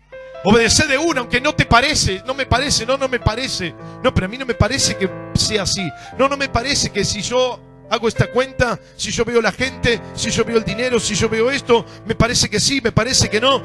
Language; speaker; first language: Spanish; native; Spanish